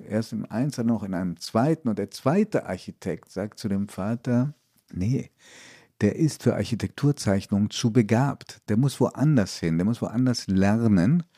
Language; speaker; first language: German; early bilingual, other home language; Italian